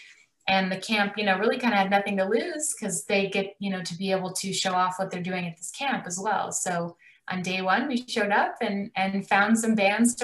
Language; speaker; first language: English; native; English